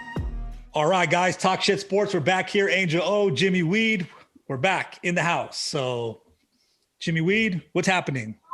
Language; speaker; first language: English; native; English